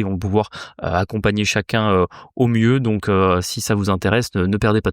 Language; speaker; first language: French; native; French